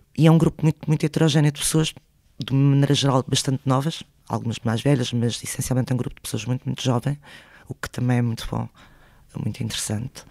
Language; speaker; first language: Portuguese; early bilingual, other home language; Spanish